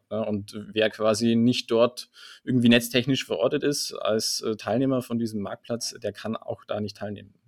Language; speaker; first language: German; native; German